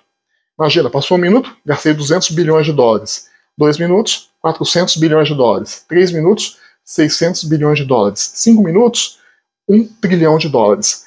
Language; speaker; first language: Portuguese; native; Portuguese